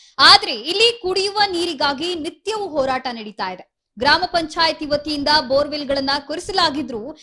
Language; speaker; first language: Kannada; native; Kannada